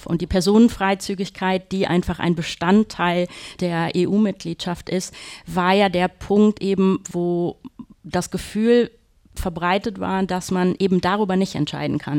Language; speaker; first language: German; native; German